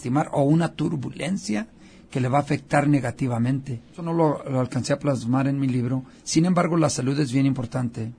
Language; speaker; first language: Spanish; early bilingual, heritage; Spanish